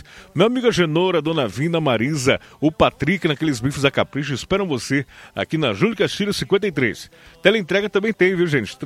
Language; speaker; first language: Portuguese; native; Portuguese